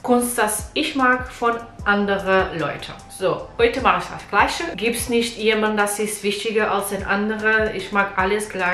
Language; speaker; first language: German; non-native, learner; Portuguese